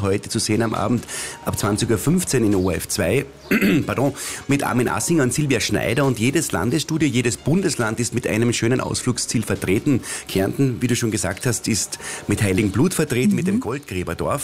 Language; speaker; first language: German; native; German